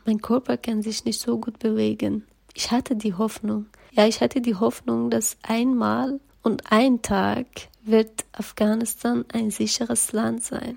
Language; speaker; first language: German; non-native, learner; Persian